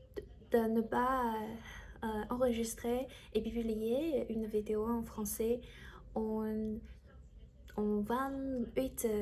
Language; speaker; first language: French; non-native, learner; Chinese